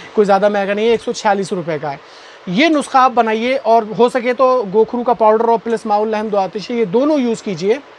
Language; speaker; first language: Hindi; native; Hindi